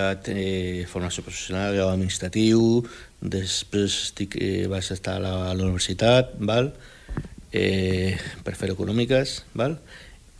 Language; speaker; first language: Catalan; early bilingual, other home language; Spanish